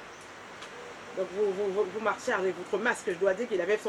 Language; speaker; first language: French; native; French